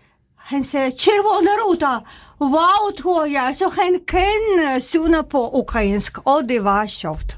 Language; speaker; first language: Danish; non-native, learner; Ukrainian